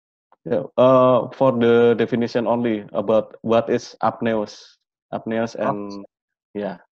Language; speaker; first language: English; non-native, learner; Indonesian